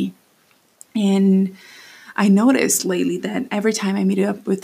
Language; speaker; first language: English; non-native, fluent; Portuguese